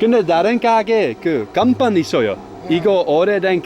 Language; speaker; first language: Korean; non-native, learner; Dutch